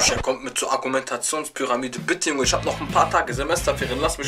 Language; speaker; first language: German; native; German